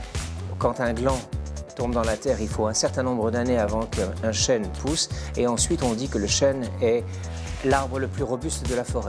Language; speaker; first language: French; native; French